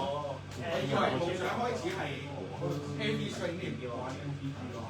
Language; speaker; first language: Cantonese; native; Cantonese